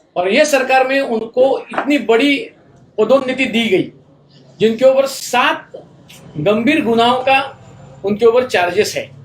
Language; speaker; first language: Hindi; non-native, local second language; Marathi